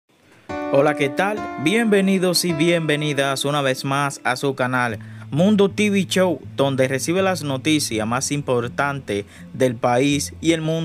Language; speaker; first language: Spanish; native; Spanish